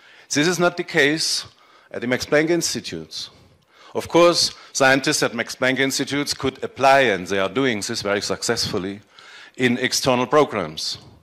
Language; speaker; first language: English; non-native, fluent; German